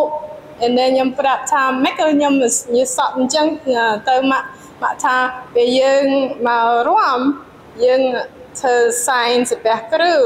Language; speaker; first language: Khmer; early bilingual, heritage; Khmer